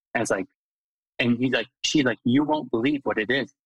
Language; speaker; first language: English; non-native, fluent; Hungarian